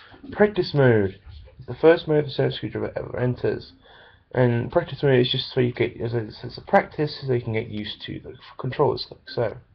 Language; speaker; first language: English; native; English